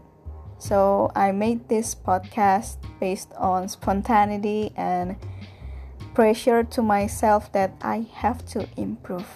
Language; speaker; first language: English; non-native, fluent; Indonesian